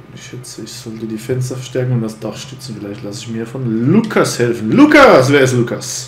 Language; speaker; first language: German; native; German